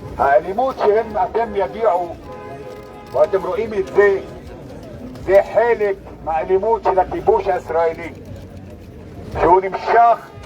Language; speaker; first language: Hebrew; non-native, local second language; Arabic